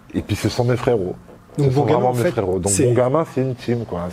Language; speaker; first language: French; native; French